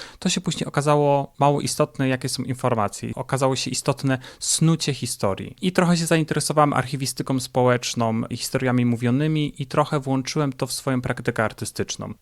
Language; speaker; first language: Polish; native; Polish